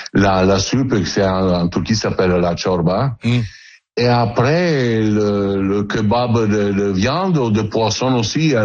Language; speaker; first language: French; non-native, learner; Italian